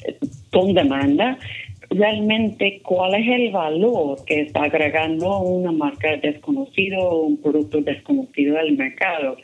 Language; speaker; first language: Spanish; non-native, fluent; English